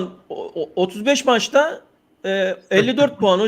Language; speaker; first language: Turkish; native; Turkish